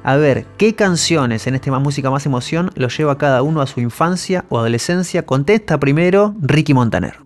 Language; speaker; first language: Spanish; native; Spanish